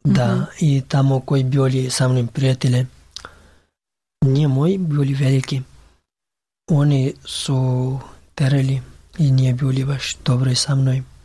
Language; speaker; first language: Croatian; non-native, learner; Pashto